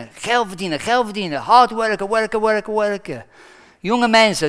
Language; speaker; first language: Dutch; non-native, fluent; English